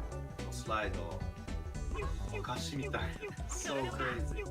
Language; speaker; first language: Japanese; non-native, learner; English